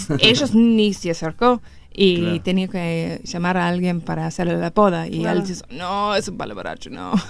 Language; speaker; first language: Spanish; non-native, learner; English